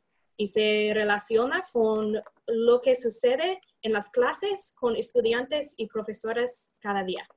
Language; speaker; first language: Spanish; non-native, fluent; English